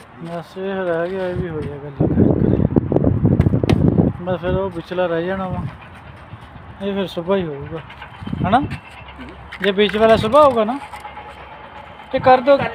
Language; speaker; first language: Hindi; non-native, local second language; Punjabi